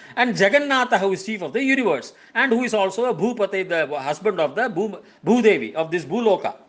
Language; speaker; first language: English; non-native, local second language; Tamil